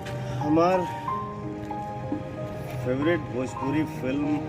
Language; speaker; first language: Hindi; non-native, local second language; Bhojpuri